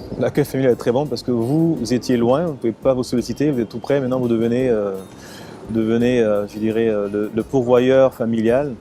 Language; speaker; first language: French; early bilingual, other home language; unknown